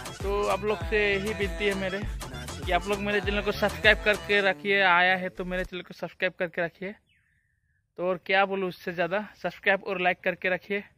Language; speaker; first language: Hindi; non-native, local second language; Assamese